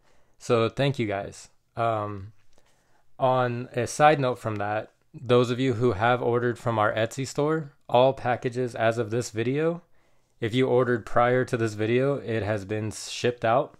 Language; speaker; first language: English; native; English